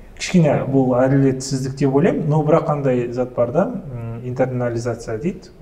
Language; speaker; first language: Kazakh; early bilingual, other home language; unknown